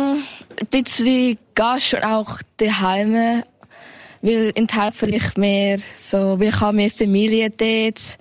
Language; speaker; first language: German; early bilingual, heritage; Thai